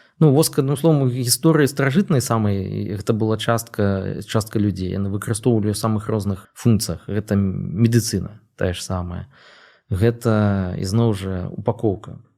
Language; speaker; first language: Belarusian; non-native, local second language; Russian